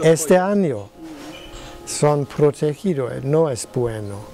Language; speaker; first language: Spanish; non-native, learner; German